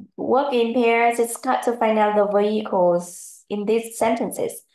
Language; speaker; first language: English; non-native, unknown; Vietnamese